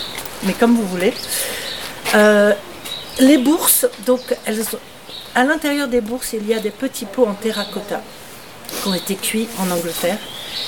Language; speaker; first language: French; non-native, local second language; Arabic